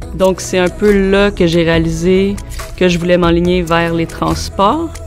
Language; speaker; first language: French; native; French